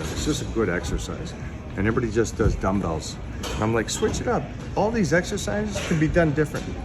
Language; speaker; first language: English; native; English